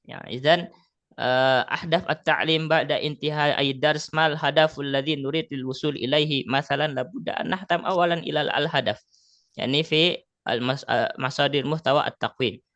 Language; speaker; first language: Arabic; non-native, fluent; Indonesian